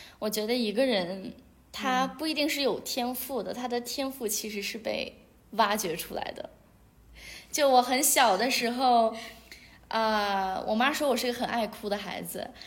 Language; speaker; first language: Chinese; non-native, local second language; Uyghur